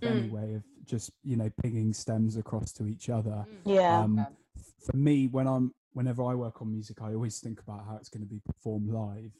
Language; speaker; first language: English; native; English